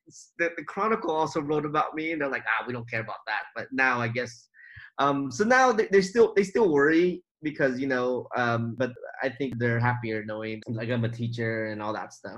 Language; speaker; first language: English; native; English